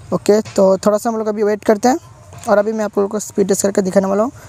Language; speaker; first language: Hindi; non-native, local second language; Bangla